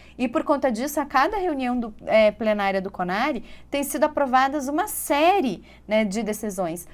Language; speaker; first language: Portuguese; native; Portuguese